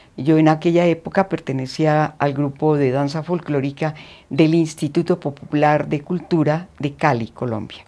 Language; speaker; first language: Spanish; native; Spanish